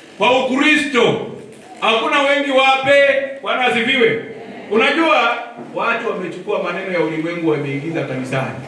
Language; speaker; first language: Swahili; non-native, local second language; Luyia